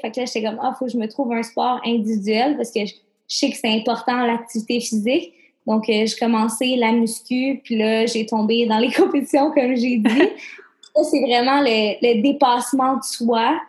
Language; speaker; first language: French; native; French